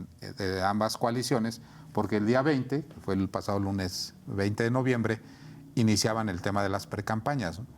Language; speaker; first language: Spanish; native; Spanish